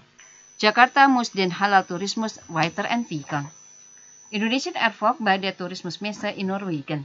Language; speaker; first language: German; non-native, fluent; Indonesian